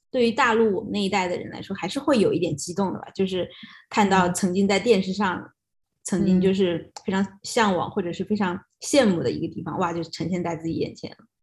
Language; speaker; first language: Chinese; native; Chinese